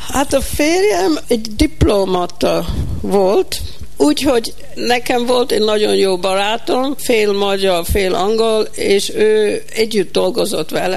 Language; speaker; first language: Hungarian; early bilingual, heritage; Hungarian